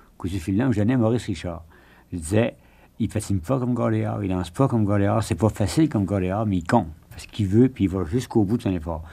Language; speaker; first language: French; native; French